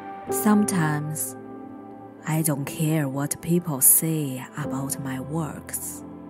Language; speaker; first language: English; non-native, fluent; Chinese